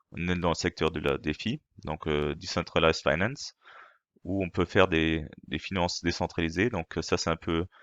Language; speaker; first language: French; non-native, fluent; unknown